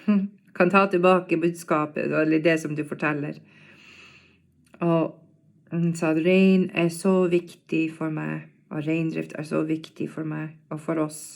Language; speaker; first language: Norwegian; non-native, fluent; English